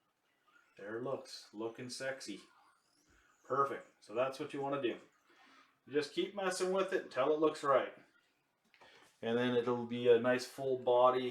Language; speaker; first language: English; native; English